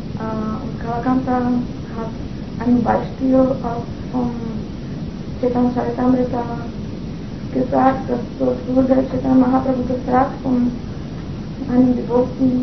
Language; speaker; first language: German; non-native, fluent; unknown